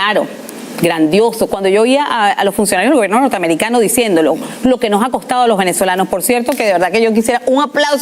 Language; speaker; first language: Spanish; native; Spanish